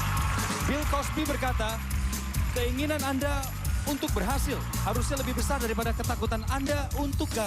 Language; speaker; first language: Indonesian; native; Indonesian